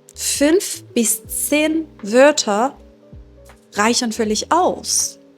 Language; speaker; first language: German; non-native, fluent; Persian